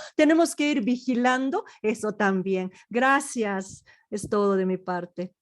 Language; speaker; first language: Spanish; non-native, fluent; Japanese